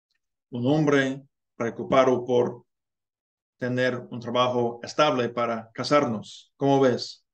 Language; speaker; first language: Spanish; non-native, learner; English